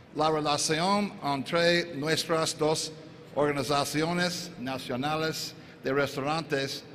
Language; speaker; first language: Spanish; non-native, fluent; English